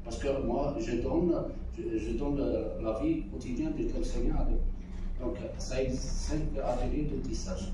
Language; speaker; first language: French; non-native, local second language; Arabic